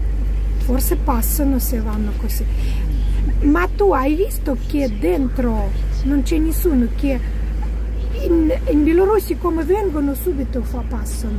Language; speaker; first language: Italian; non-native, learner; Russian